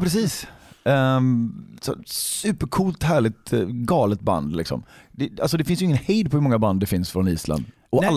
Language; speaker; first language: Swedish; native; Swedish